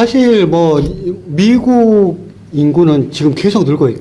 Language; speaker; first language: Korean; native; Korean